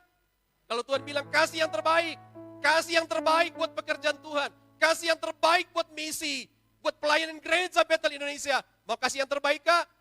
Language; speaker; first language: Indonesian; native; Indonesian